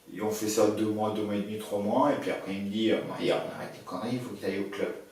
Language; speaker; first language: French; early bilingual, other home language; Persian